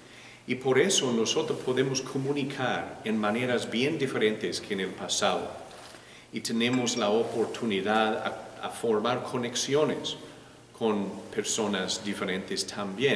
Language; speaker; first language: Spanish; non-native, learner; English